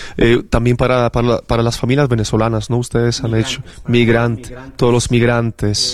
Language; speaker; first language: Spanish; non-native, fluent; Polish